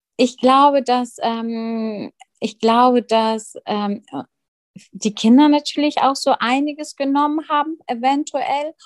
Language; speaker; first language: German; early bilingual, other home language; Russian